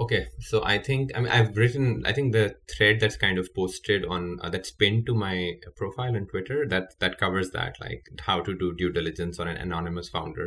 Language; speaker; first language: English; non-native, local second language; Urdu